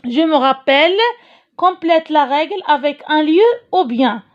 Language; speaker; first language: French; non-native, local second language; Arabic